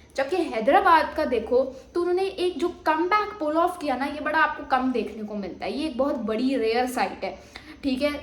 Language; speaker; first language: Urdu; non-native, local second language; Sindhi